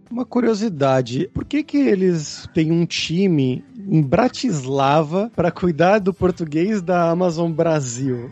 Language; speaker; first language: Portuguese; native; Portuguese